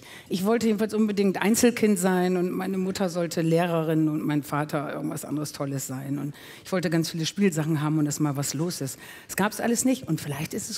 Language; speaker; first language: German; native; German